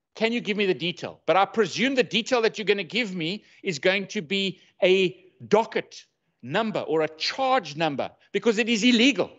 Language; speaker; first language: English; native; English